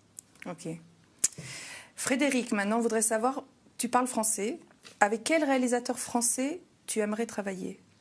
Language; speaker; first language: French; native; French